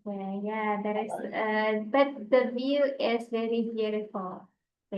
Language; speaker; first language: English; non-native, fluent; Indonesian